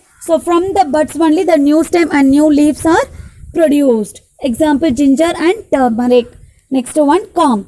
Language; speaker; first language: English; non-native, local second language; Tamil